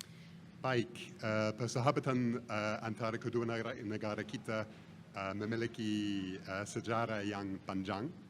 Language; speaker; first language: Indonesian; non-native, fluent; English